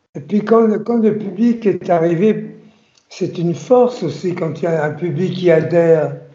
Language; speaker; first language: French; early bilingual, other home language; Italian